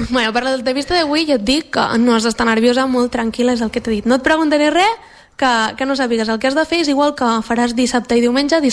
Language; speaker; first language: Catalan; native; Catalan